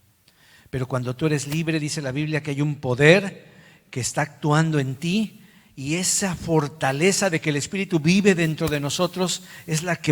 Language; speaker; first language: Spanish; native; Spanish